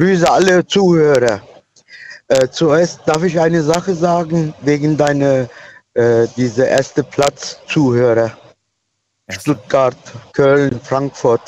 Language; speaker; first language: German; non-native, fluent; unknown